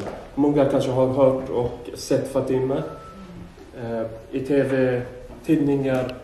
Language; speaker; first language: Swedish; non-native, fluent; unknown